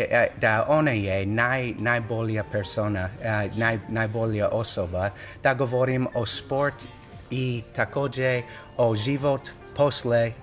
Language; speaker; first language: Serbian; non-native, learner; English